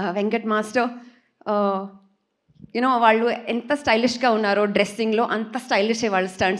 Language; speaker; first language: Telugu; non-native, learner; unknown